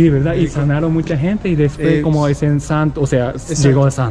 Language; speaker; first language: Spanish; non-native, learner; Japanese